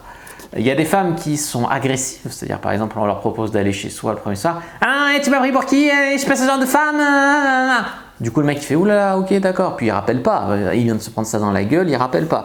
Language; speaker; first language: French; native; French